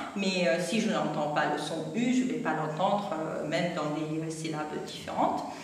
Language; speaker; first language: French; non-native, fluent; Russian